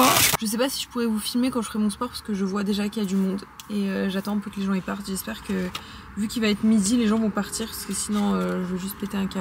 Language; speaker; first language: French; native; French